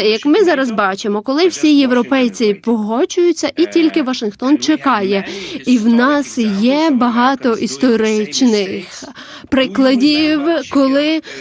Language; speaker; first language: Ukrainian; non-native, learner; Lithuanian